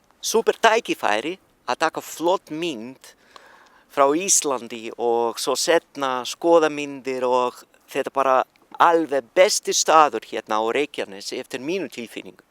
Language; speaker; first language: Icelandic; non-native, learner; Norwegian